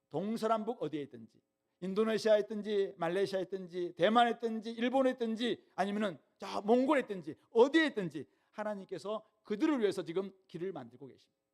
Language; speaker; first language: Korean; native; Korean